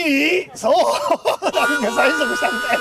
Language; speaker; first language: Japanese; native; Japanese